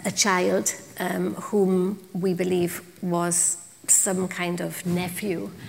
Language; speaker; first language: English; non-native, local second language; Welsh